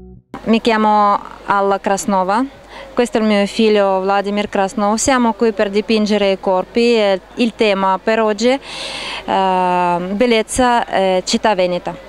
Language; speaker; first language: Italian; non-native, learner; Russian